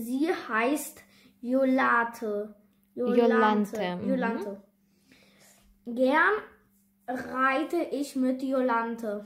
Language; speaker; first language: German; non-native, learner; Russian